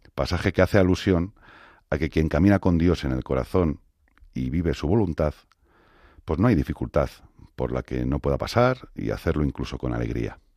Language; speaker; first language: Spanish; native; Spanish